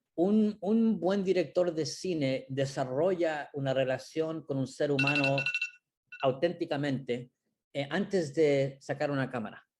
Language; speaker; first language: Spanish; early bilingual, heritage; Spanish